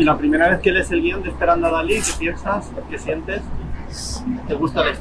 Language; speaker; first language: Spanish; native; Spanish